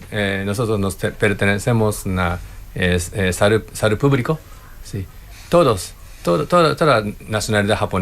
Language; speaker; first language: Spanish; non-native, learner; Japanese